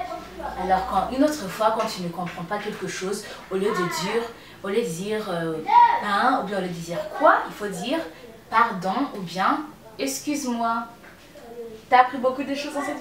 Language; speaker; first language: French; non-native, local second language; Kinyarwanda